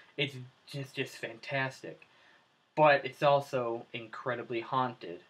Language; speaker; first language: English; native; English